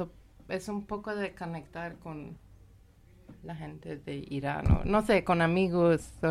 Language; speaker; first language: Spanish; non-native, learner; Persian